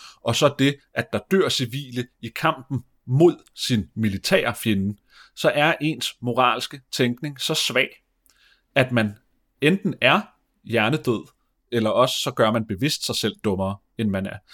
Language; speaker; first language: Danish; native; Danish